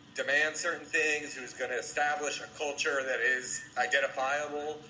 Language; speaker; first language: English; native; English